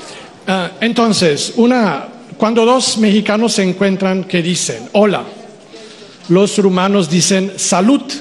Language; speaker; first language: Spanish; non-native, fluent; Romanian